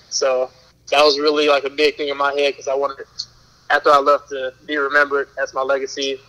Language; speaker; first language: English; native; English